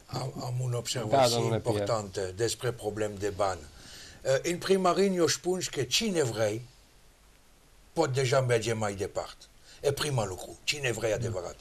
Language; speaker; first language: Romanian; non-native, learner; French